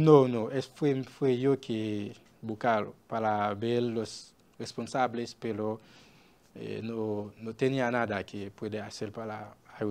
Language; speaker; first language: Spanish; non-native, learner; Haitian Creole